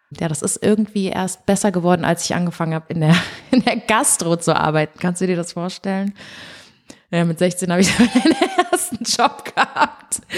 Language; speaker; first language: German; early bilingual, other home language; Portuguese